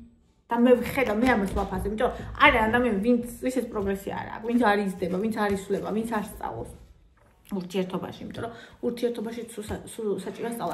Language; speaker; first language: Georgian; native; Georgian